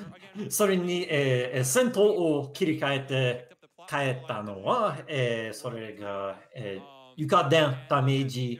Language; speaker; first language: Japanese; non-native, learner; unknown